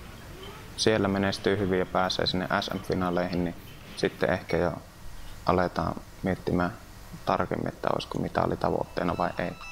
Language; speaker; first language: Finnish; native; Finnish